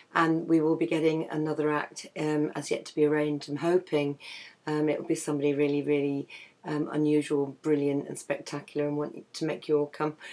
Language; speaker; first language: English; native; English